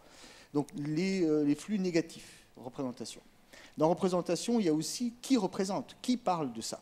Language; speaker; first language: French; native; French